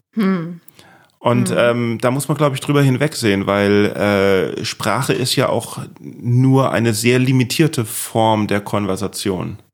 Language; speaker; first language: German; native; German